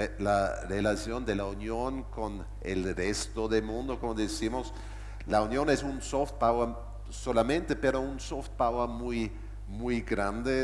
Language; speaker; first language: Spanish; non-native, fluent; German